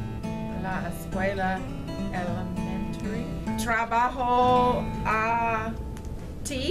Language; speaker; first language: Spanish; non-native, learner; English